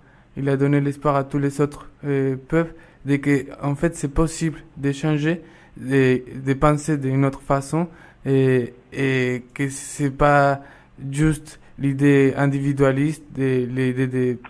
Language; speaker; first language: French; non-native, fluent; Spanish